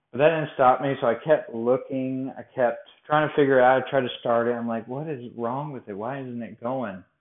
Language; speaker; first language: English; native; English